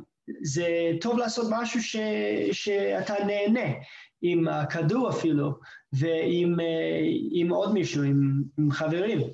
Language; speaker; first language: Hebrew; non-native, fluent; English